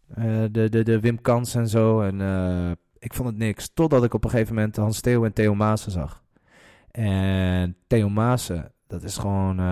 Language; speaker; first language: Dutch; early bilingual, other home language; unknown